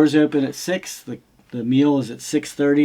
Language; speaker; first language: English; native; English